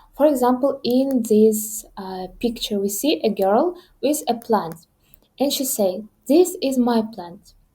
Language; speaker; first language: English; non-native, fluent; Kazakh